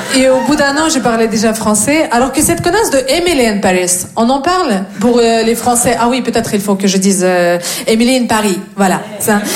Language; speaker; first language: French; non-native, fluent; Russian